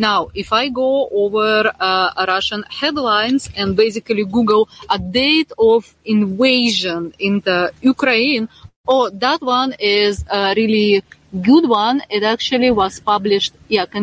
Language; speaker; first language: English; non-native, fluent; Russian